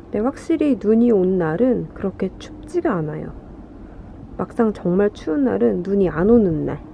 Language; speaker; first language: Korean; native; Korean